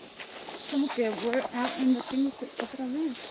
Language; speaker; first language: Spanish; early bilingual, other home language; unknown